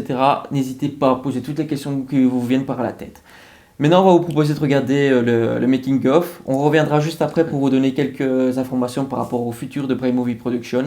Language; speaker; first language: French; native; French